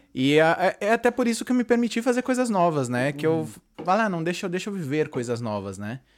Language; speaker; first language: Portuguese; native; Portuguese